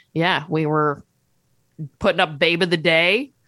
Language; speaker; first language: English; native; English